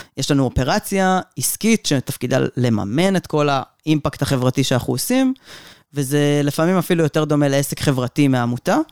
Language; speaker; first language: Hebrew; native; Hebrew